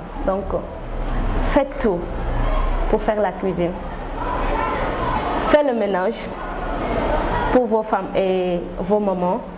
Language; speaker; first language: French; non-native, local second language; Wolof